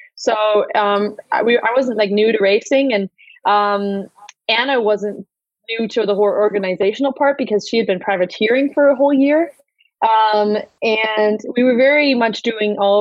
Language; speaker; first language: English; native; English